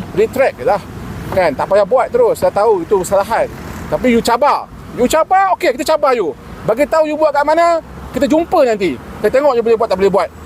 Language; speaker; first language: Malay; native; Malay